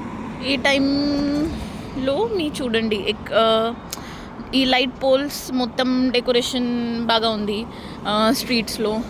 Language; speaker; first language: Telugu; non-native, learner; Marathi